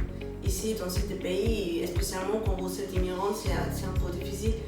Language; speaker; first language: French; non-native, learner; Spanish